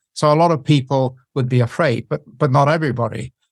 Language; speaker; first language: English; native; English